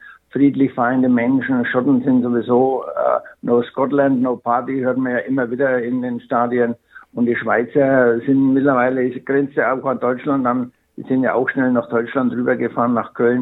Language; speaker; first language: German; native; German